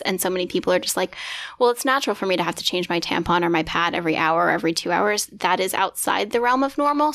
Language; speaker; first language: English; native; English